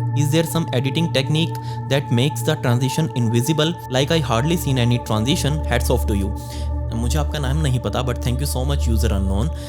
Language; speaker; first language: Hindi; native; Hindi